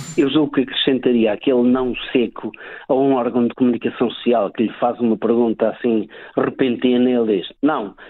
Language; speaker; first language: Portuguese; native; Portuguese